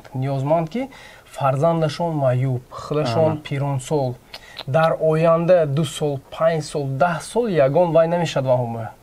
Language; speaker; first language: Tajik; native; Tajik